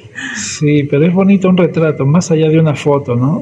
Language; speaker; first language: Spanish; native; Spanish